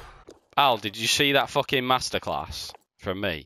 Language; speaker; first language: English; native; English